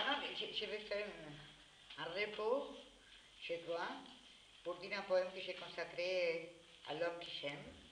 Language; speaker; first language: French; non-native, learner; Spanish